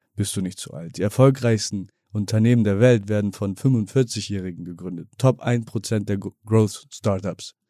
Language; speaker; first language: German; native; German